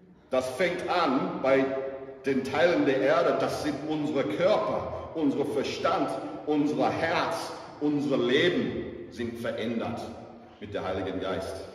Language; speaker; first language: German; non-native, fluent; English